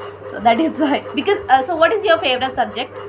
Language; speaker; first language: English; non-native, learner; Kannada